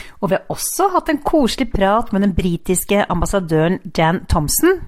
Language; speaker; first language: Norwegian; native; Norwegian